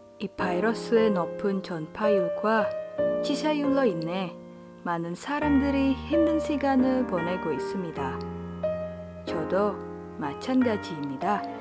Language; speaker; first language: Korean; non-native, fluent; Indonesian